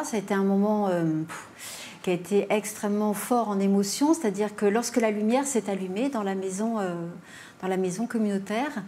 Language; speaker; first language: French; native; French